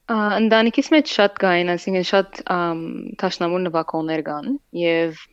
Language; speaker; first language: Armenian; native; Armenian